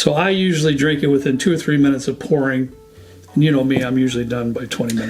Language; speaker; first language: English; native; English